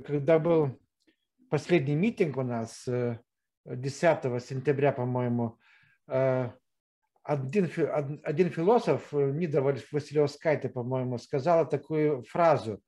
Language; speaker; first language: Russian; non-native, fluent; Lithuanian